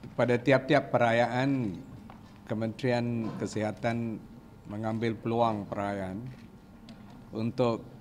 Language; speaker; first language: Malay; non-native, local second language; Tamil